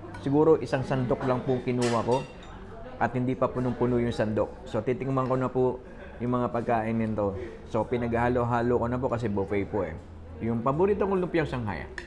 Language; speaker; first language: Filipino; non-native, local second language; Waray